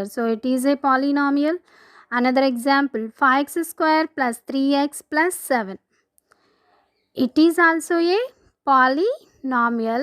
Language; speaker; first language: English; non-native, local second language; Telugu